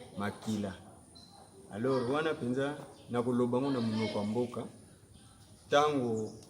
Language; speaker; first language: Lingala; non-native, local second language; Kongo